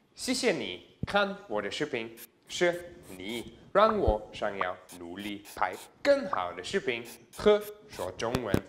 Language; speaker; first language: Chinese; non-native, learner; German